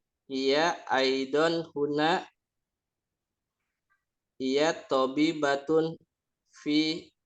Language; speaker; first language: Arabic; non-native, learner; Indonesian